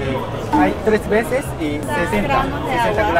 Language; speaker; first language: Spanish; non-native, learner; Japanese